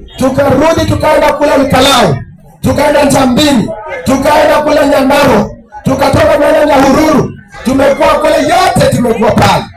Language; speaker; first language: Swahili; non-native, local second language; Luyia